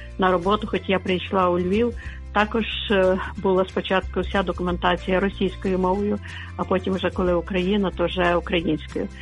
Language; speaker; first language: Ukrainian; native; Ukrainian